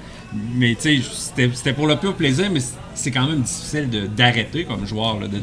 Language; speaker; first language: French; native; French